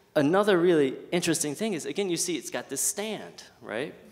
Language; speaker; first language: English; native; English